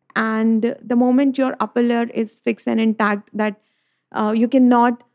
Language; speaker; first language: English; non-native, local second language; Hindi